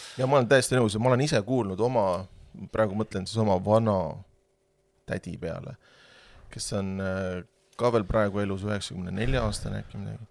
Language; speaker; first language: Estonian; native; Estonian